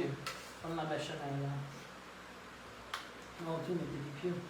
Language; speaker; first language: Italian; early bilingual, heritage; Italian